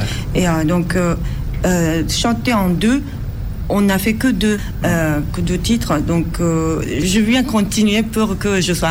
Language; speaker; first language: French; non-native, fluent; Japanese